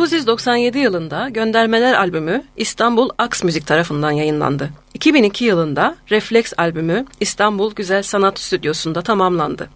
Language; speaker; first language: Turkish; native; Turkish